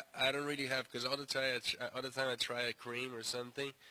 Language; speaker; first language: English; non-native, fluent; Portuguese